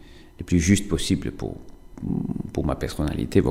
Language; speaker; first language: French; non-native, fluent; Italian